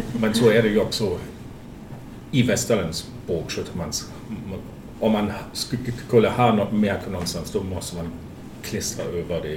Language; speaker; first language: Swedish; non-native, fluent; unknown